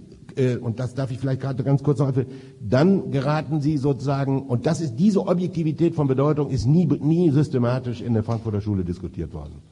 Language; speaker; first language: German; native; German